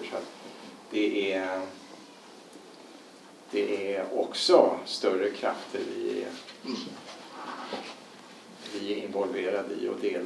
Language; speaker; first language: Swedish; native; Swedish